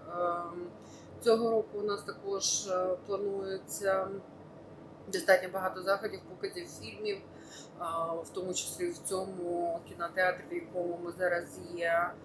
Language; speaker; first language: Ukrainian; native; Ukrainian